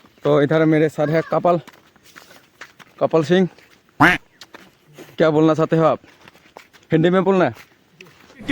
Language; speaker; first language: Hindi; non-native, local second language; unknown